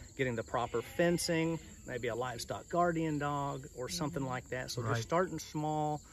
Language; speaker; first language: English; native; English